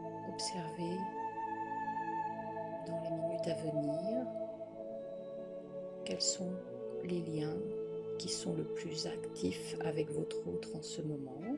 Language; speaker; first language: French; native; French